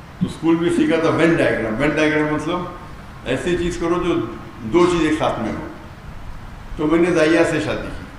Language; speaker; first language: Urdu; non-native, local second language; Konkani